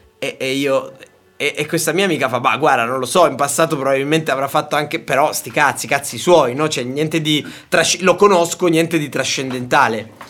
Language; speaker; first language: Italian; native; Italian